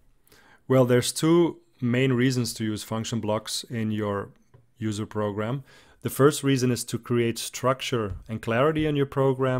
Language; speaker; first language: English; non-native, fluent; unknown